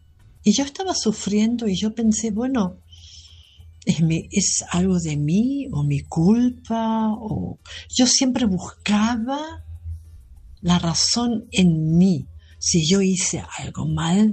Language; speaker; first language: Spanish; non-native, fluent; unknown